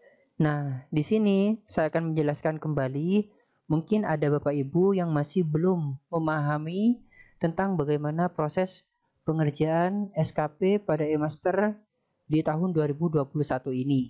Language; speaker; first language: Indonesian; native; Indonesian